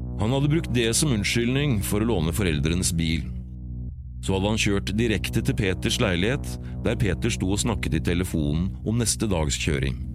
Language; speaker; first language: Norwegian; native; Norwegian